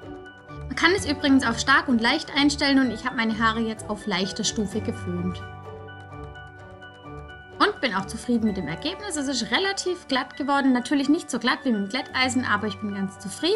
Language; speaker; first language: German; native; German